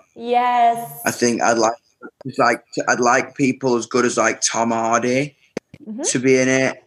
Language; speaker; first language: English; native; English